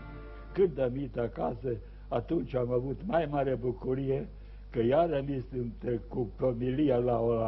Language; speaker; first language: Romanian; non-native, local second language; Serbian